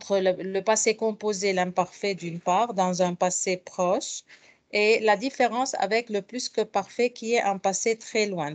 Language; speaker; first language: French; non-native, fluent; Arabic